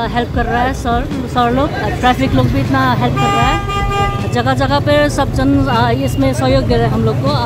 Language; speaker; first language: Hindi; non-native, local second language; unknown